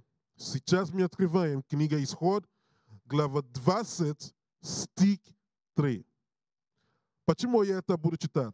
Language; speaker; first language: Russian; non-native, learner; English